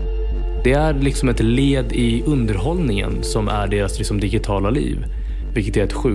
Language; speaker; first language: Swedish; native; Swedish